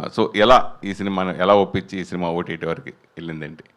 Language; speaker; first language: Telugu; native; Telugu